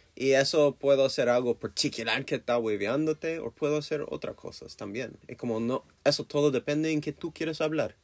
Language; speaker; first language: Spanish; non-native, learner; English